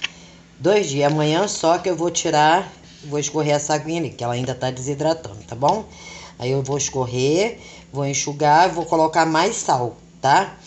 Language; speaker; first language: Portuguese; native; Portuguese